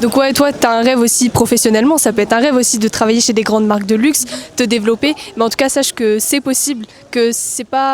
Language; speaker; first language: French; native; French